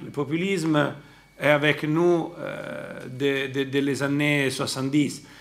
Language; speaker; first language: French; non-native, fluent; Italian